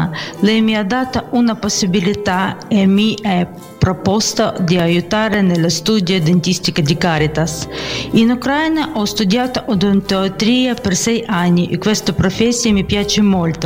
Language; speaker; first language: Italian; non-native, learner; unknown